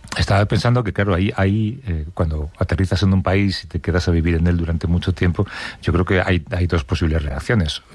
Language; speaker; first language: Spanish; native; Spanish